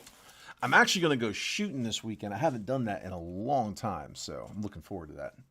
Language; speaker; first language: English; native; English